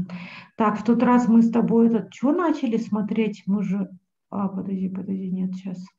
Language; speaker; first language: Russian; native; Russian